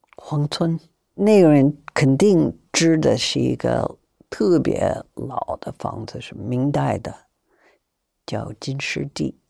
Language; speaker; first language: Chinese; non-native, fluent; English